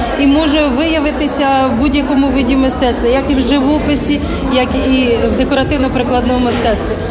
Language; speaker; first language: Ukrainian; native; Ukrainian